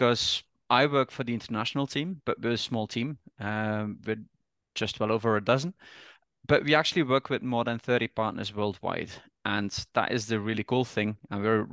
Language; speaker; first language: English; non-native, fluent; Dutch